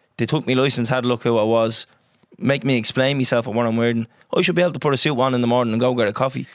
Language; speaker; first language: English; native; English